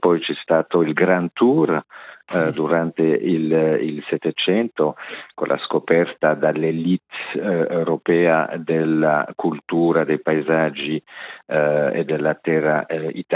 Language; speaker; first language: Italian; non-native, local second language; French